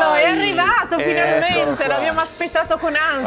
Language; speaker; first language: Italian; native; Italian